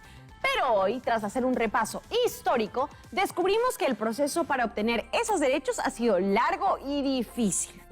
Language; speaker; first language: Spanish; native; Spanish